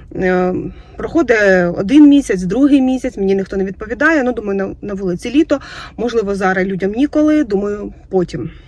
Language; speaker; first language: Ukrainian; native; Ukrainian